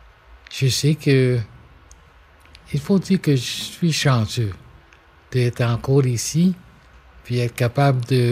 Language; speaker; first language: French; non-native, local second language; English